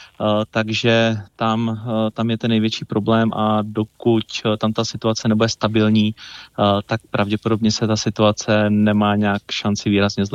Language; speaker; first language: Czech; native; Czech